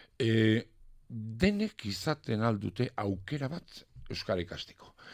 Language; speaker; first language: Basque; non-native, local second language; French